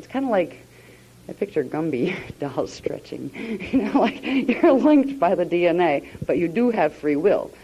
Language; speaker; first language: English; native; English